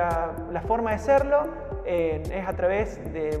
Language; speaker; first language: Spanish; native; Spanish